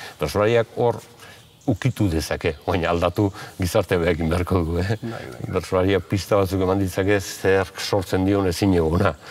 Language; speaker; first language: Basque; native; Basque